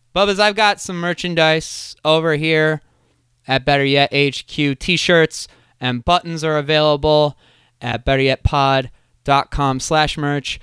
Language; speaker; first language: English; native; English